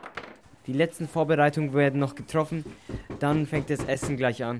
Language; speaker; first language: German; native; German